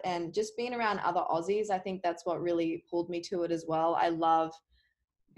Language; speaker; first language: English; native; English